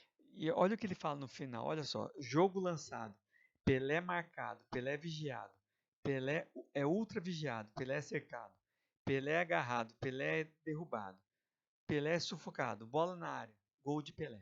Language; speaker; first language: Portuguese; native; Portuguese